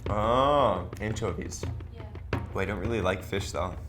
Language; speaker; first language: English; native; English